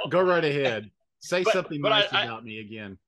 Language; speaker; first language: English; native; English